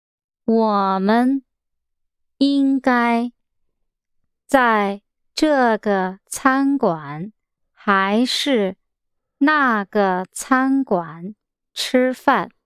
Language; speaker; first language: Chinese; non-native, learner; English